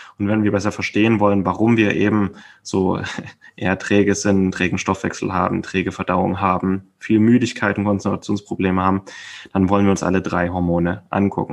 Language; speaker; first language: German; native; German